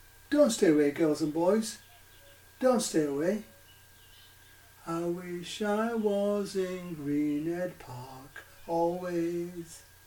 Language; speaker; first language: English; native; English